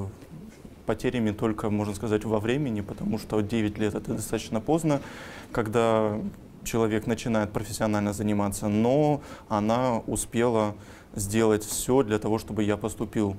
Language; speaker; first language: Russian; native; Russian